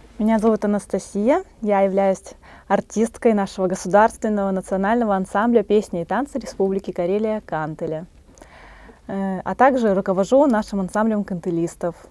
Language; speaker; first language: Russian; native; Russian